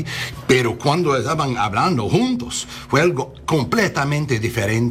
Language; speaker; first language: Spanish; non-native, learner; English